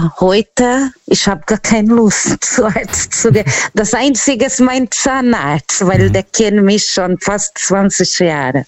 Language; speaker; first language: German; non-native, fluent; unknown